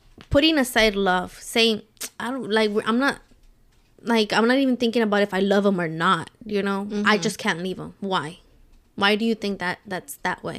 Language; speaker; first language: English; early bilingual, other home language; Spanish